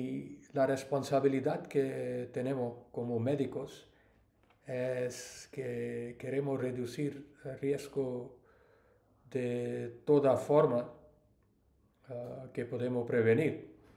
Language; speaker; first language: Spanish; non-native, learner; English